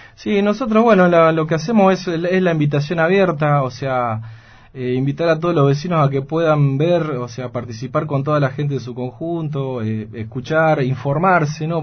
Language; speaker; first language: Spanish; native; Spanish